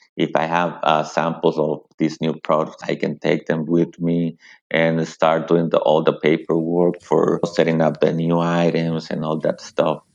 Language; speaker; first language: English; non-native, fluent; Spanish